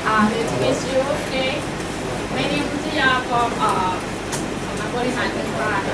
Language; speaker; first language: English; non-native, learner; Thai